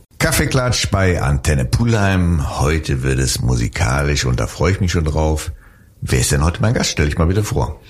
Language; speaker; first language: German; native; German